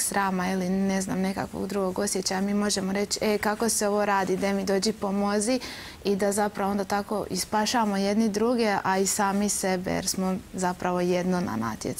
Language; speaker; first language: Croatian; native; Croatian